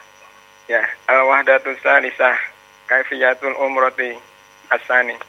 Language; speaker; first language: Arabic; non-native, learner; Indonesian